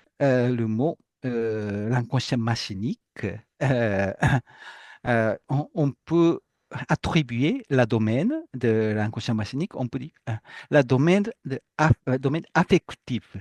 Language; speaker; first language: French; non-native, fluent; Japanese